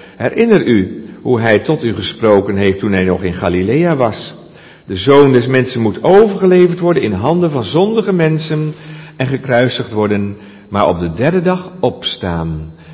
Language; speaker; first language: Dutch; native; Dutch